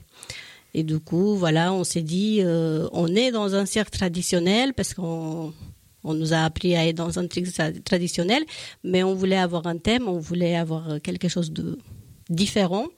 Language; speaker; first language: French; native; French